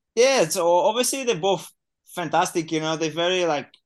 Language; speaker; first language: English; non-native, fluent; Portuguese